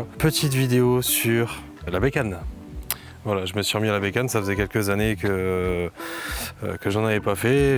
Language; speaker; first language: French; native; French